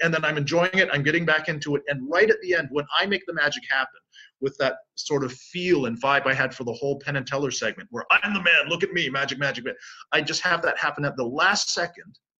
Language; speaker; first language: English; native; English